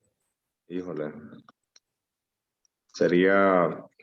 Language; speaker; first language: Spanish; native; Spanish